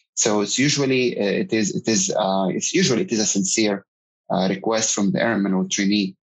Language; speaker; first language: English; non-native, fluent; Arabic